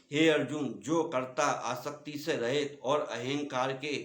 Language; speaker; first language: Hindi; native; Hindi